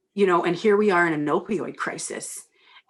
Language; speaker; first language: English; native; English